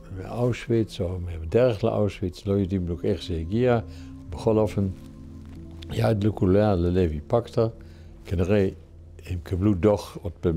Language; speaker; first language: Hebrew; non-native, fluent; Dutch